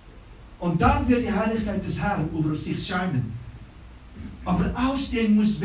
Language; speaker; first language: German; non-native, fluent; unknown